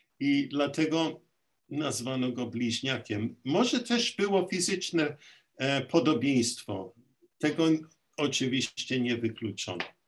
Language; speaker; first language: Polish; early bilingual, heritage; Polish